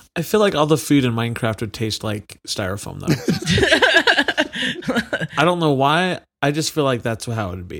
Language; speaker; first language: English; native; English